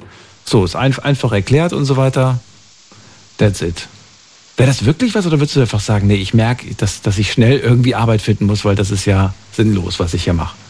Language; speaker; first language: German; native; German